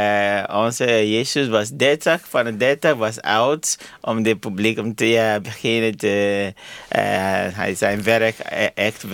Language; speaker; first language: Dutch; non-native, learner; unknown